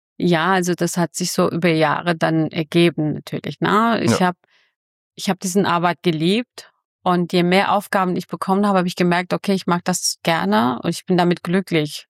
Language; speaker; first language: German; non-native, fluent; Kurdish